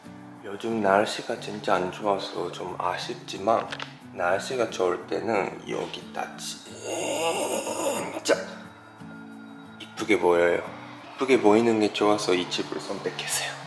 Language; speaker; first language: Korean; non-native, fluent; Japanese